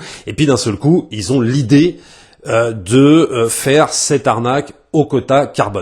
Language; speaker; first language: French; native; French